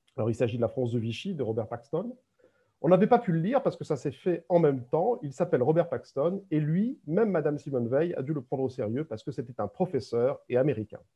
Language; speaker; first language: French; native; French